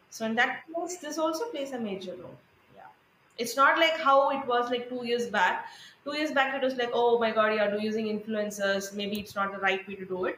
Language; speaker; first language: English; non-native, local second language; Tamil